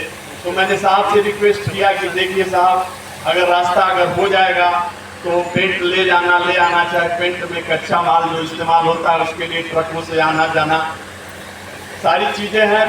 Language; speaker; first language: Hindi; native; Hindi